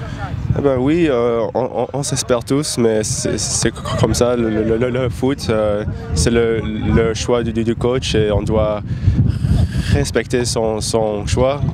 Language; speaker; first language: French; non-native, learner; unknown